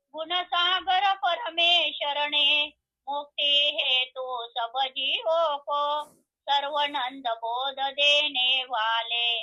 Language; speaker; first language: Hindi; non-native, local second language; Marathi